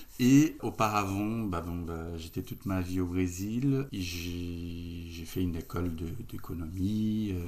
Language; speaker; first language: French; non-native, fluent; Portuguese